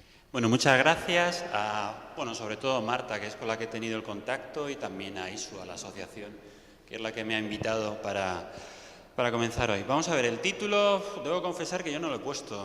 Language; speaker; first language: Spanish; native; Spanish